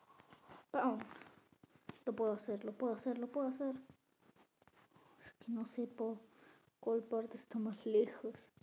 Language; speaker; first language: Spanish; early bilingual, other home language; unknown